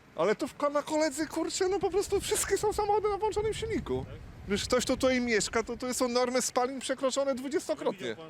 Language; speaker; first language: Polish; native; Polish